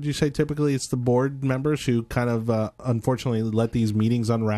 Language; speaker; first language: English; native; English